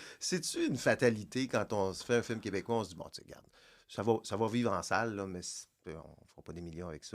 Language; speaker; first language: French; native; French